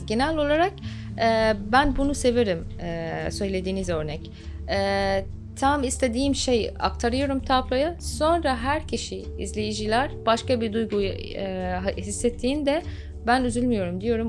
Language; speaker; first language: Turkish; non-native, fluent; Arabic